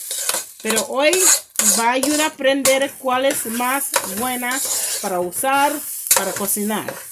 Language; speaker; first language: Spanish; non-native, learner; English